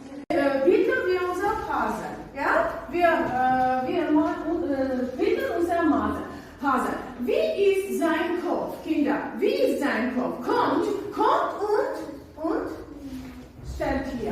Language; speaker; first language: German; non-native, learner; Armenian